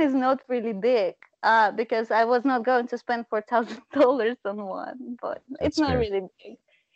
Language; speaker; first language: English; non-native, fluent; Russian